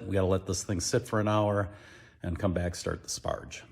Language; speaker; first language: English; native; English